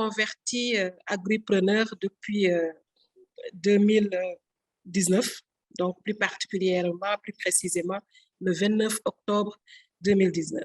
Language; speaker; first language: French; non-native, local second language; Wolof